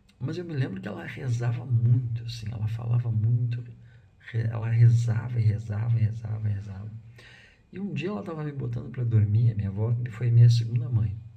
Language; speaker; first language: Portuguese; native; Portuguese